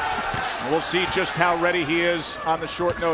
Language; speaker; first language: English; native; English